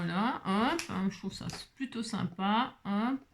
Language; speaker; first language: French; native; French